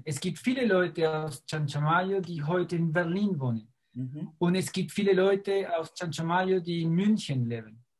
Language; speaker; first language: German; non-native, fluent; Spanish